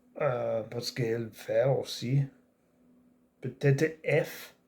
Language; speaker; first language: French; non-native, learner; English